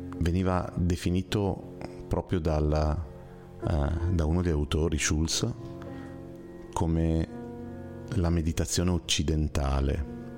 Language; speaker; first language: Italian; native; Italian